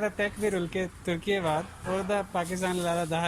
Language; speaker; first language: Turkish; non-native, learner; Urdu